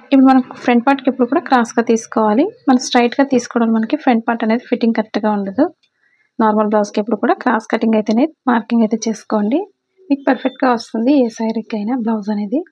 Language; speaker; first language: Telugu; native; Telugu